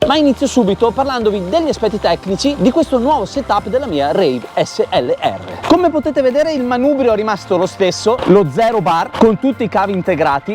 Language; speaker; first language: Italian; native; Italian